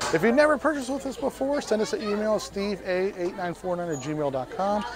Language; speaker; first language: English; native; English